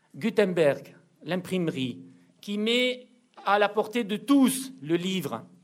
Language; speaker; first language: French; non-native, local second language; Arabic